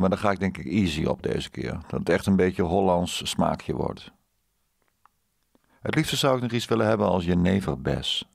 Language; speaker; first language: Dutch; native; Dutch